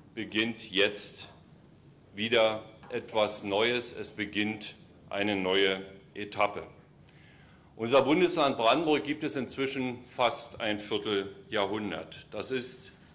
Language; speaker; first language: German; native; German